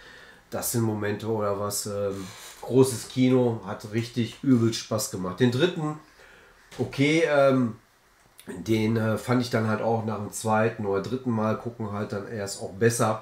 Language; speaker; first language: German; native; German